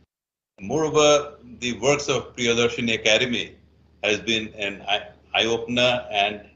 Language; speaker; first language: English; non-native, fluent; Bangla